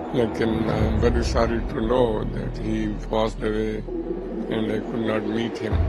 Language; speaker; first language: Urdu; non-native, local second language; Punjabi